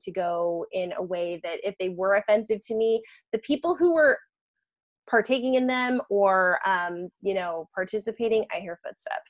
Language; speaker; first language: English; native; English